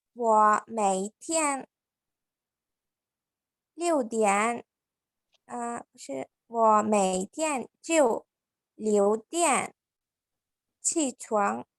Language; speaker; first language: Chinese; non-native, learner; Sinhala